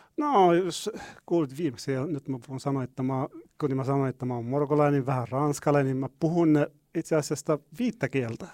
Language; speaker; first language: Finnish; non-native, learner; Arabic